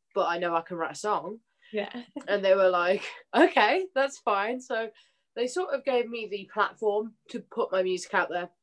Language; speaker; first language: English; native; English